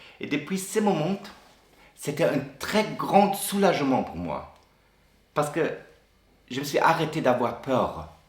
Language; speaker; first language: French; non-native, fluent; German